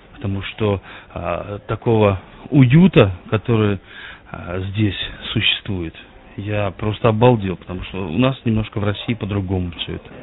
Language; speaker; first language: Russian; native; Russian